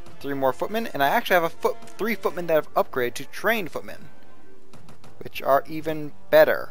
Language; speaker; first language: English; native; English